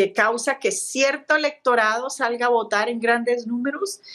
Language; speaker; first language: Spanish; native; Spanish